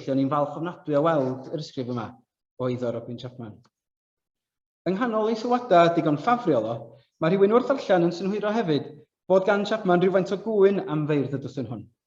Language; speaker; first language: Welsh; native; Welsh